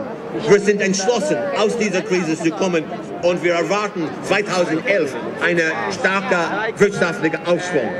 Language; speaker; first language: German; non-native, fluent; English